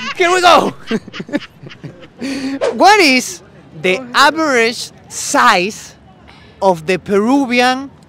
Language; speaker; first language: English; non-native, fluent; Spanish